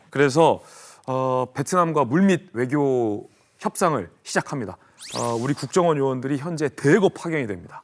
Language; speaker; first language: Korean; native; Korean